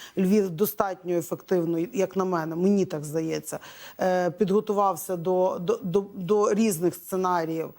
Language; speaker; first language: Ukrainian; native; Ukrainian